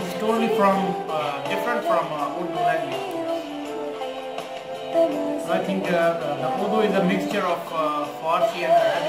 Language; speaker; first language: English; non-native, local second language; Urdu